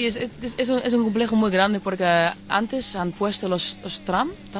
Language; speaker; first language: Spanish; non-native, fluent; Dutch